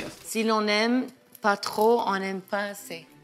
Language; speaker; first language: French; non-native, learner; English